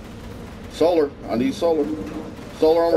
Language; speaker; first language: English; native; English